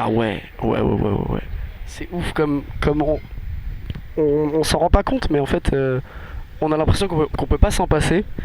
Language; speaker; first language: French; native; French